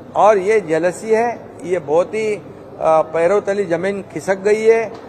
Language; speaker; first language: Hindi; non-native, local second language; Marathi